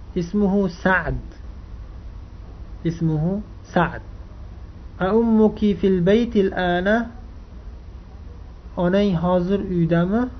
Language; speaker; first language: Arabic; non-native, fluent; Uzbek